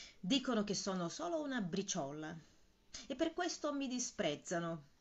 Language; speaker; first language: Italian; non-native, fluent; Portuguese